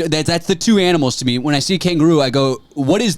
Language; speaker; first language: English; native; English